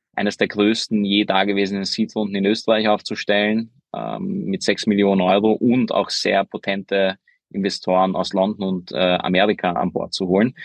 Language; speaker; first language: German; early bilingual, other home language; Hungarian